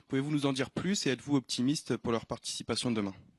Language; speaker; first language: French; native; French